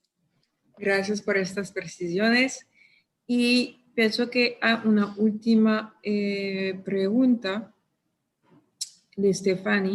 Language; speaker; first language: Spanish; non-native, fluent; French